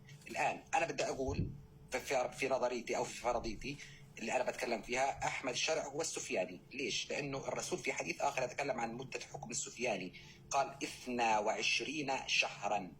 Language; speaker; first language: Arabic; native; Arabic